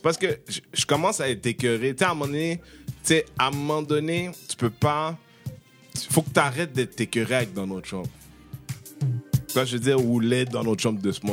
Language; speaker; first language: French; early bilingual, heritage; French